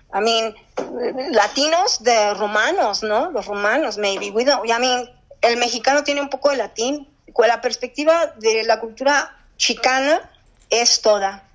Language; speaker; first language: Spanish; early bilingual, heritage; Spanish